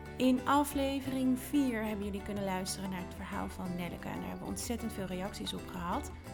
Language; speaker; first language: Dutch; native; Dutch